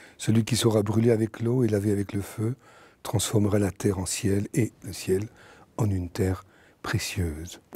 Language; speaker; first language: French; native; French